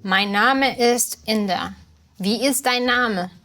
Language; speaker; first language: German; non-native, fluent; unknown